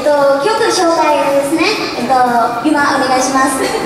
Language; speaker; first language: Japanese; non-native, learner; Thai